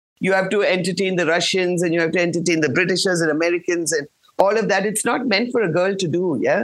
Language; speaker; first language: English; non-native, local second language; Malayalam